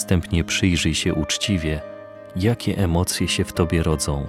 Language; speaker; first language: Polish; native; Polish